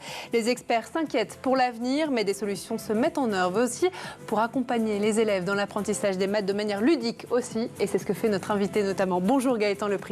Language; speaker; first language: French; native; French